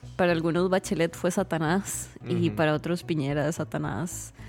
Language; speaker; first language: Spanish; native; Spanish